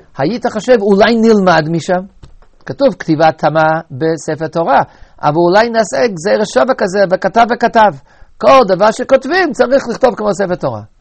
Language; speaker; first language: Hebrew; native; Hebrew